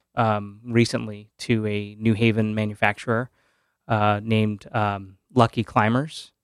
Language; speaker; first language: English; native; English